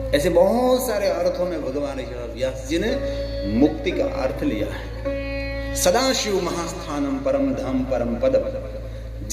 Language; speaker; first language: Hindi; non-native, local second language; Gujarati